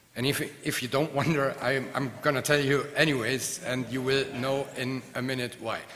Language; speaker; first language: English; non-native, fluent; German